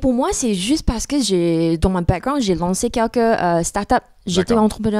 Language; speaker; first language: French; non-native, fluent; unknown